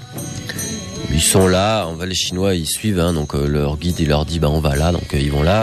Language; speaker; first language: French; native; French